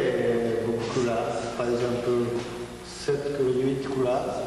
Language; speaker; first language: French; non-native, learner; Japanese